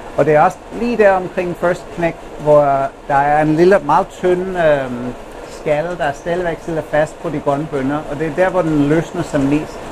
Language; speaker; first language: Danish; non-native, fluent; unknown